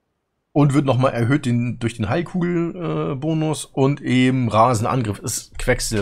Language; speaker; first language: German; native; German